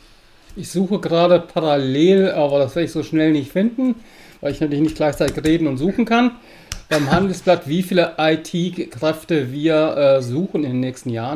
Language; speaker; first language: German; native; German